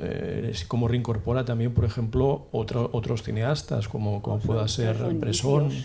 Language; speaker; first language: Spanish; native; Spanish